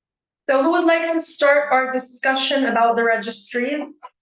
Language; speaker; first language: English; non-native, local second language; Arabic